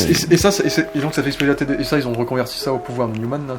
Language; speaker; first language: French; native; French